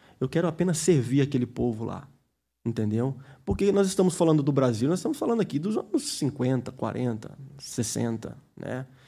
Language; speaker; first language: Portuguese; early bilingual, heritage; Portuguese